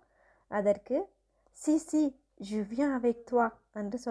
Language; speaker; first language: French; non-native, fluent; Tamil